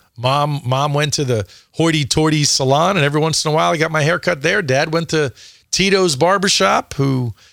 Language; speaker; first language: English; native; English